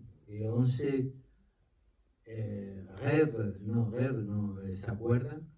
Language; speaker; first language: French; non-native, learner; Spanish